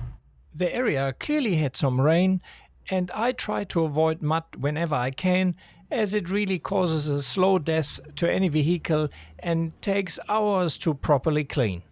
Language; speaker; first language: English; native; English